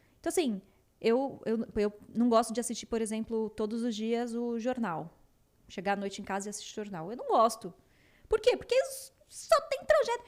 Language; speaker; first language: Portuguese; native; Portuguese